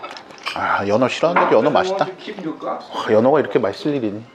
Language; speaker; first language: Korean; native; Korean